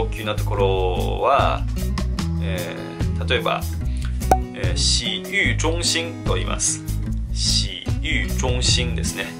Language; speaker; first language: Japanese; non-native, fluent; Chinese